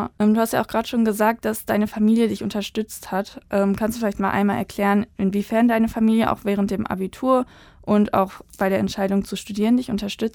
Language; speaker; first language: German; native; German